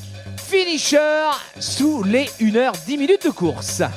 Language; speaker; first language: French; native; French